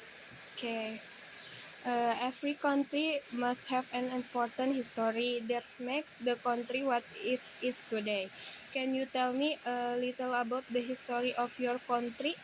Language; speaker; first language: English; non-native, learner; Indonesian